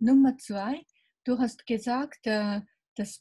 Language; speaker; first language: German; non-native, learner; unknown